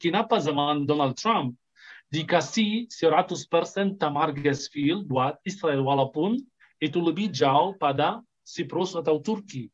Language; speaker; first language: Indonesian; non-native, fluent; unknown